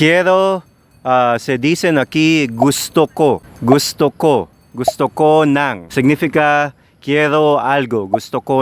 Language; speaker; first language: Spanish; non-native, fluent; Filipino